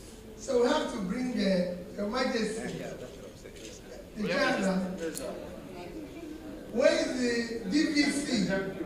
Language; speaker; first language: English; non-native, local second language; Igbo